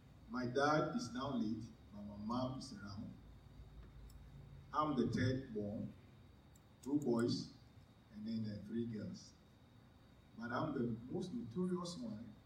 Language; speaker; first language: English; non-native, local second language; Ewe